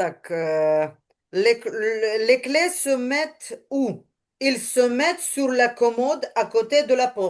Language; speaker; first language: French; non-native, learner; Ukrainian